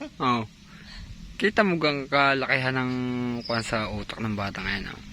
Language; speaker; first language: Filipino; native; Filipino